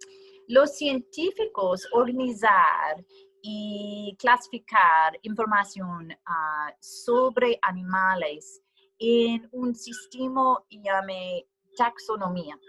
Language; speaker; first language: Spanish; non-native, learner; English